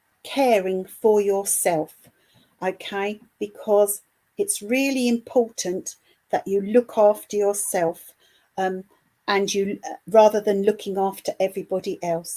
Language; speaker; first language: English; native; English